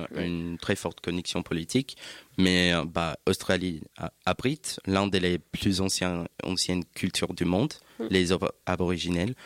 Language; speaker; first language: French; non-native, learner; English